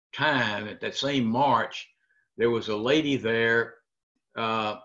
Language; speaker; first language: English; native; English